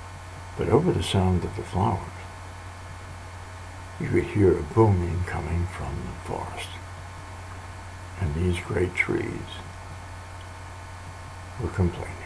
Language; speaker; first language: English; native; English